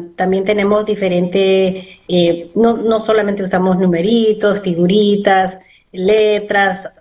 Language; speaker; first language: Spanish; early bilingual, heritage; Spanish